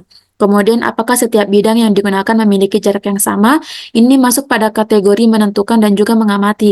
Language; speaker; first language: Indonesian; native; Indonesian